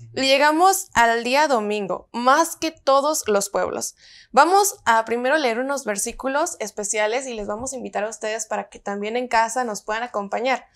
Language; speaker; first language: Spanish; native; Spanish